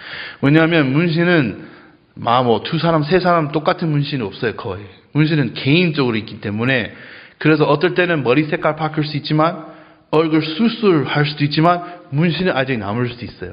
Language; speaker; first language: Korean; non-native, fluent; English